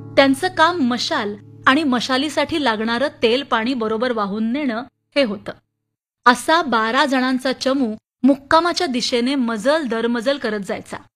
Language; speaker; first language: Marathi; native; Marathi